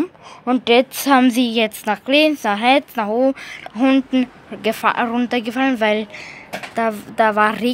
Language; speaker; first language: German; early bilingual, other home language; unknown